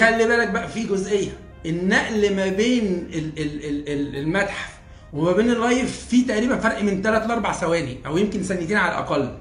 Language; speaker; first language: Arabic; native; Arabic